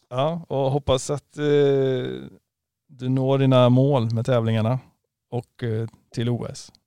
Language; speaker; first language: Swedish; native; Swedish